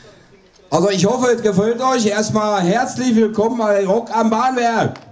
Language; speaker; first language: German; native; German